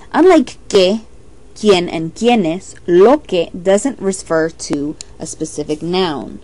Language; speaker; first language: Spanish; non-native, fluent; English